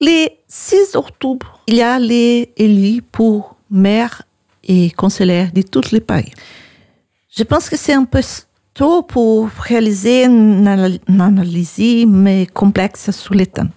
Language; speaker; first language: French; non-native, learner; Portuguese